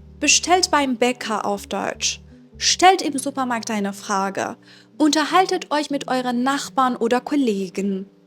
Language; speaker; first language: German; non-native, fluent; Persian